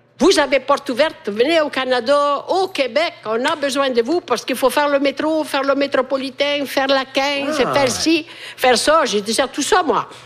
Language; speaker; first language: French; non-native, fluent; Italian